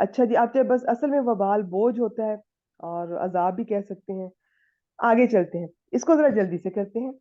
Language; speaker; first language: Urdu; native; Urdu